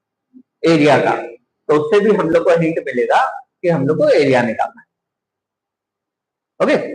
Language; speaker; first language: Hindi; native; Hindi